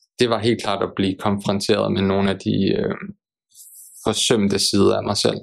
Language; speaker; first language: Danish; early bilingual, other home language; Bosnian